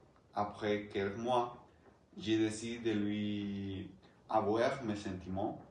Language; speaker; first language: French; non-native, learner; Spanish